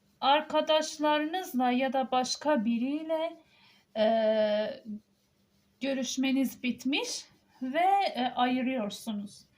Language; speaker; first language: Turkish; non-native, fluent; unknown